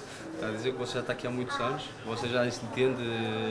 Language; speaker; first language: Greek; non-native, fluent; Portuguese